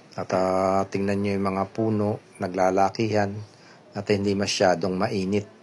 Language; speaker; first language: Filipino; non-native, local second language; Pampanga